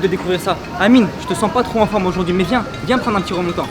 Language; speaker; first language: French; native; French